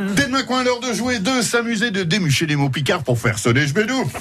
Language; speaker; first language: French; native; French